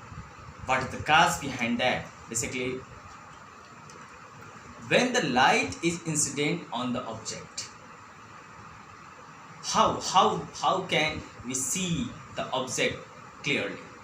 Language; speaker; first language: English; non-native, local second language; Hindi